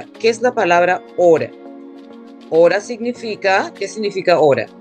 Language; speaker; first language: Spanish; non-native, fluent; English